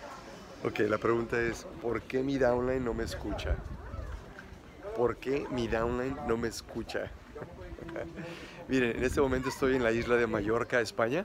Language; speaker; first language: Spanish; native; Spanish